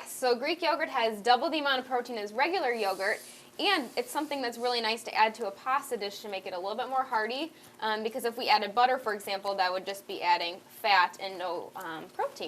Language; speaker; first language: English; native; English